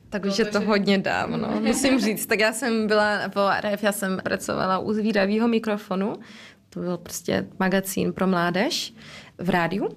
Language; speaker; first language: Czech; early bilingual, heritage; Czech